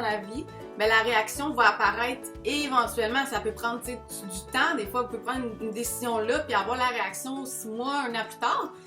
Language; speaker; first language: French; native; French